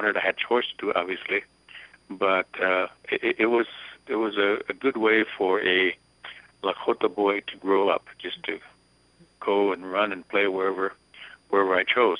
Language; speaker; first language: English; early bilingual, other home language; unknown